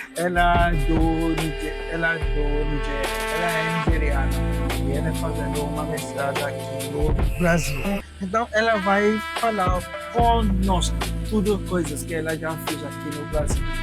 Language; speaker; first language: Portuguese; non-native, learner; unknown